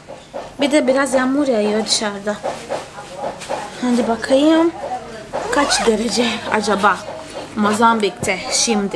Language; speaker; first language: Turkish; non-native, fluent; Portuguese